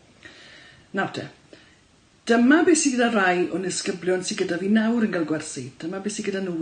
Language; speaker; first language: Welsh; native; Welsh